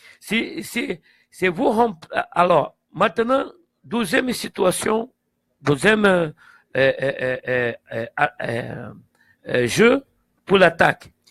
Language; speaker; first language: French; non-native, fluent; Portuguese